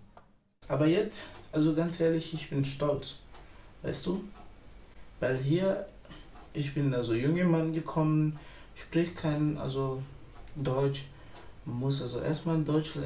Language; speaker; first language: German; non-native, learner; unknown